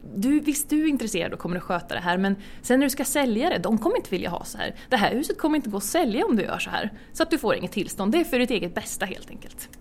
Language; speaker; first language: Swedish; native; Swedish